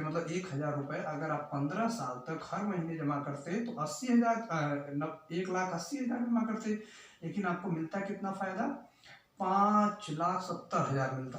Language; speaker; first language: Hindi; native; Hindi